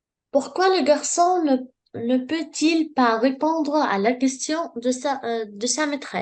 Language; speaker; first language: French; non-native, learner; Arabic